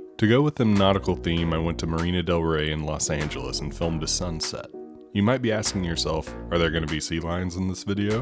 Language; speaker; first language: English; native; English